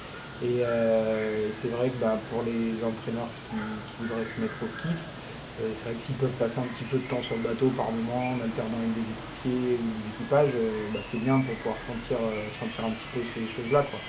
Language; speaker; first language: French; native; French